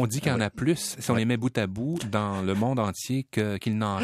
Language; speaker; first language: French; native; French